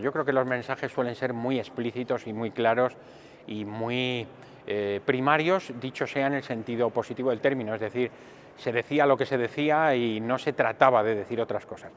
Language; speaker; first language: Spanish; native; Spanish